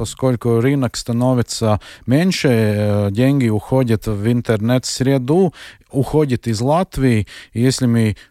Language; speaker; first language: Russian; non-native, local second language; Latvian